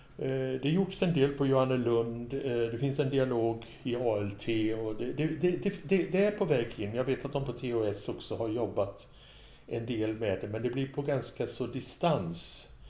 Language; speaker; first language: Swedish; native; Swedish